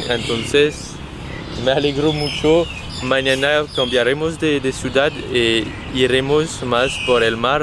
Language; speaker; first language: Spanish; non-native, fluent; French